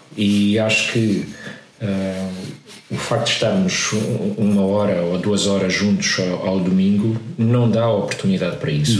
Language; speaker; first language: Portuguese; native; Portuguese